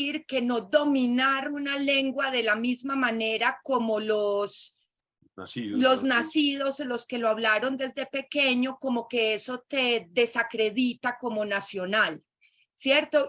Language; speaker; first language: Spanish; native; Spanish